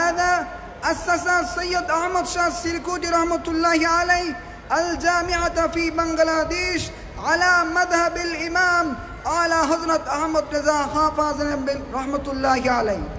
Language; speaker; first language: Arabic; non-native, learner; Bangla